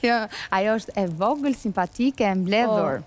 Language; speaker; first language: Albanian; native; Albanian